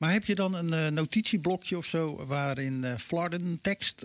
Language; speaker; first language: Dutch; native; Dutch